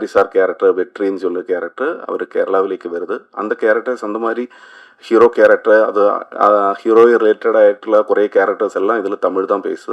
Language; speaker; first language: Tamil; non-native, learner; Malayalam